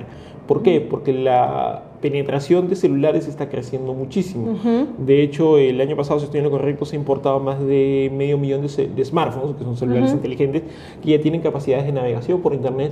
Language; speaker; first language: Spanish; native; Spanish